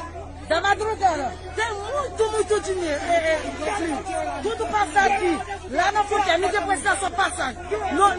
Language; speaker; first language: Portuguese; non-native, learner; Haitian Creole